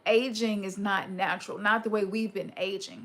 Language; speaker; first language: English; native; English